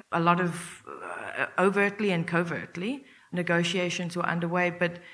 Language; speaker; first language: English; native; English